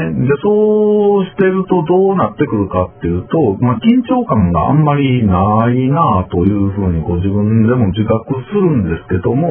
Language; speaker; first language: Japanese; native; Japanese